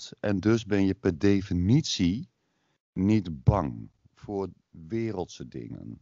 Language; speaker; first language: Dutch; native; Dutch